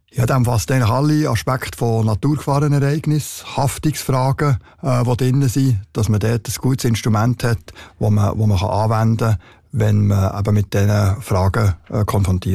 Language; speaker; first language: German; native; German